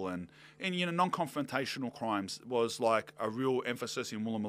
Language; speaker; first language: English; native; English